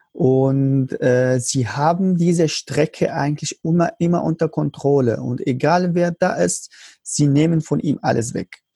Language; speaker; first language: German; non-native, learner; Arabic